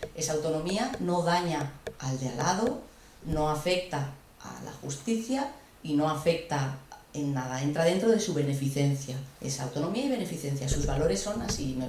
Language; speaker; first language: Spanish; native; Spanish